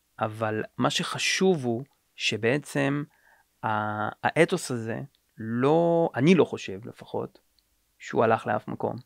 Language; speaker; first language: Hebrew; native; Hebrew